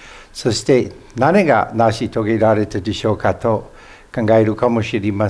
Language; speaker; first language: Japanese; non-native, fluent; English